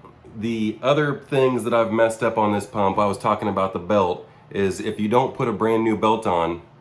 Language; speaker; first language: English; native; English